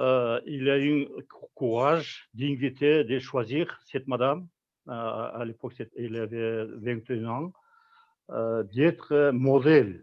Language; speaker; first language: French; non-native, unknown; Kazakh